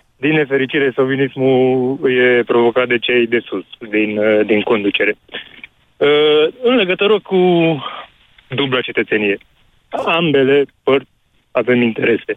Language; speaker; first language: Romanian; non-native, local second language; Hungarian